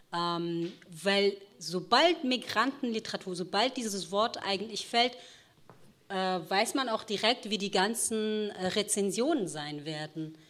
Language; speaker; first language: German; early bilingual, other home language; Kurdish